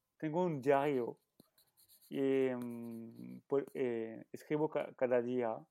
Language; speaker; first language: Spanish; non-native, learner; French